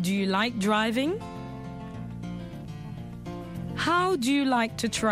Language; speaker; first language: English; non-native, fluent; French